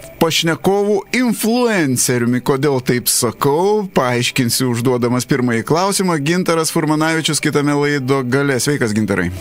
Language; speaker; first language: Lithuanian; native; Lithuanian